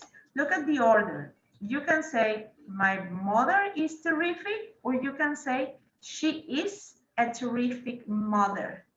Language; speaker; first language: English; non-native, fluent; Spanish